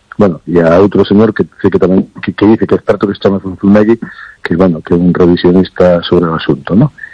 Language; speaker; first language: Galician; non-native, local second language; Spanish